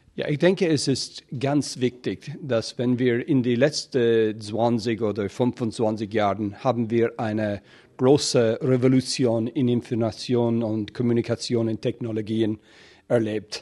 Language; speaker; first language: German; non-native, fluent; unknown